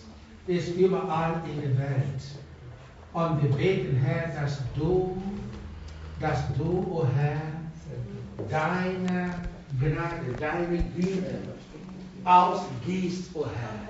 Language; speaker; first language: German; non-native, fluent; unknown